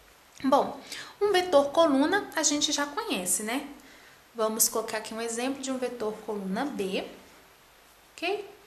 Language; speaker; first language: Portuguese; native; Portuguese